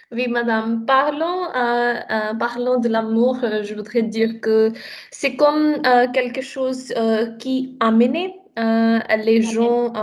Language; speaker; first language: French; non-native, learner; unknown